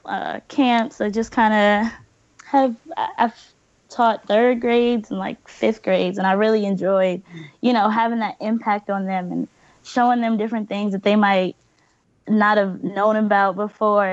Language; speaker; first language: English; native; English